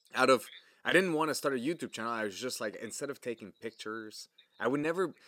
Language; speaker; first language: English; non-native, fluent; French